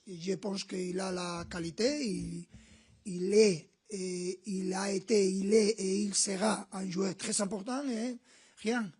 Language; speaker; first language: French; non-native, fluent; Spanish